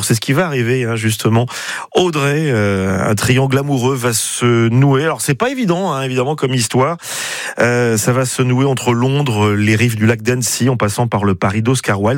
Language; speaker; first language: French; native; French